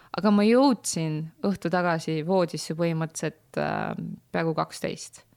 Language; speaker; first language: Estonian; native; Estonian